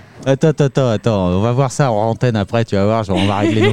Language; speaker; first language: French; native; French